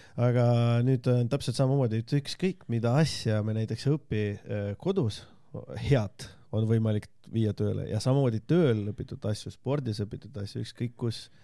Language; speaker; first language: Estonian; non-native, local second language; Russian